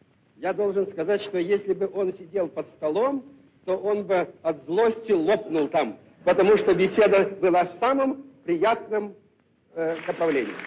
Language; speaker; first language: Russian; native; Russian